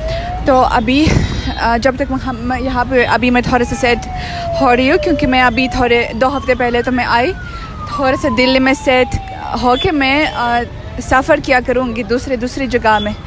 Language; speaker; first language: Hindi; non-native, fluent; Russian